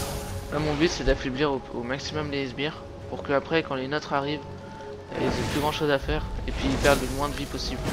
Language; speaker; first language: French; native; French